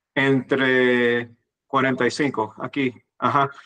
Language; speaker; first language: Spanish; non-native, fluent; English